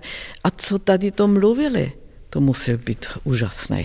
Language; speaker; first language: Czech; non-native, learner; German